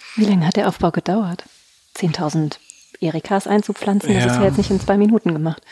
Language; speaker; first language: German; native; German